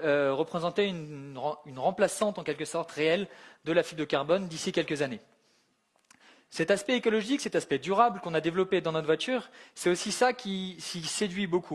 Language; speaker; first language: French; native; French